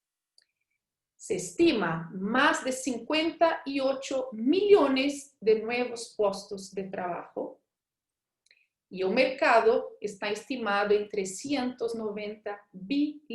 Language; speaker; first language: Spanish; non-native, fluent; Portuguese